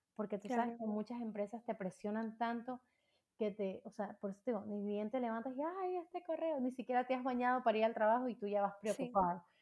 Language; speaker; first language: Spanish; native; Spanish